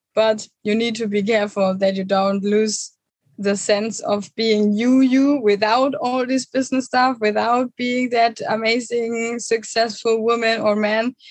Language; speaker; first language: English; non-native, fluent; German